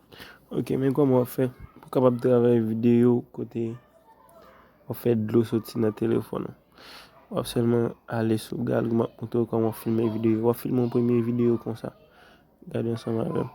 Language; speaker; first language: French; non-native, learner; Haitian Creole